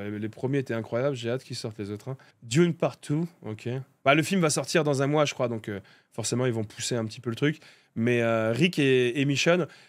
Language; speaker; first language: French; native; French